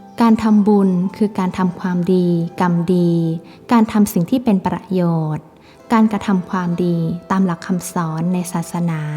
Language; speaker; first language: Thai; native; Thai